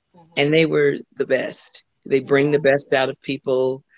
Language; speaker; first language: English; native; English